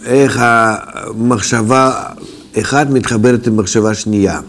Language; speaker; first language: Hebrew; non-native, fluent; Russian